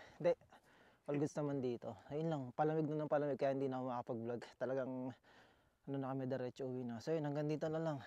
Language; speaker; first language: Filipino; native; Filipino